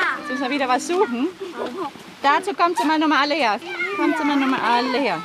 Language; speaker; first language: German; native; German